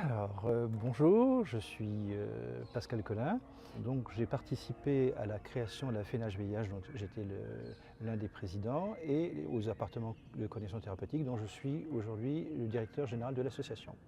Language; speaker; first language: French; native; French